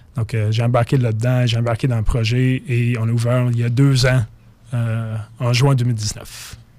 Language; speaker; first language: French; non-native, fluent; English